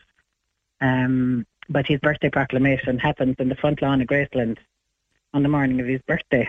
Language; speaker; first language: English; native; English